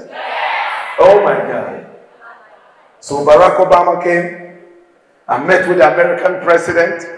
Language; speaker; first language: English; non-native, local second language; Akan